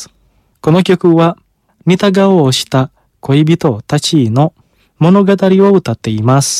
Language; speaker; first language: Japanese; non-native, fluent; Indonesian